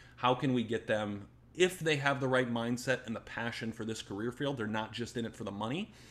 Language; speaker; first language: English; native; English